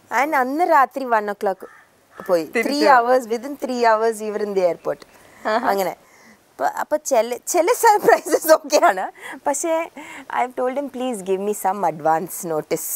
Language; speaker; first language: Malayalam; early bilingual, heritage; Malayalam